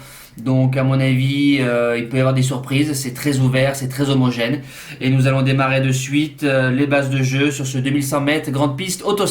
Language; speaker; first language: French; native; French